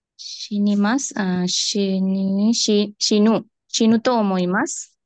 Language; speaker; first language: Japanese; non-native, learner; Sinhala